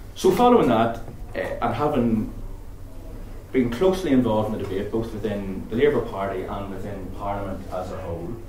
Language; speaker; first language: English; native; English